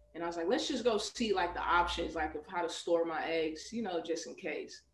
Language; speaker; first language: English; native; English